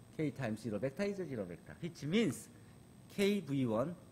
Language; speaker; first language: English; non-native, fluent; Korean